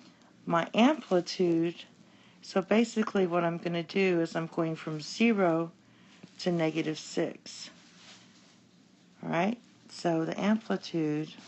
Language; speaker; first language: English; native; English